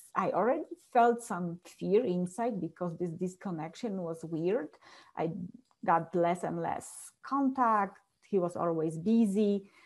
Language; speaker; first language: English; non-native, fluent; Polish